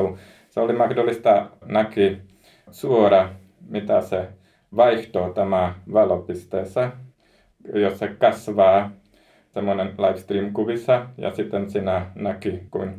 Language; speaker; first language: Finnish; non-native, learner; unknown